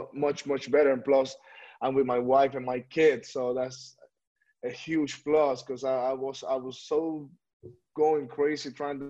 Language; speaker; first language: English; non-native, fluent; Spanish